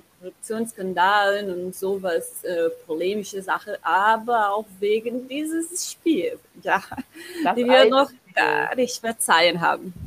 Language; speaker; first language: German; non-native, learner; Portuguese